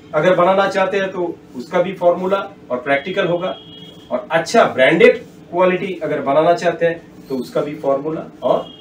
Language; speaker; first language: Hindi; non-native, local second language; Bangla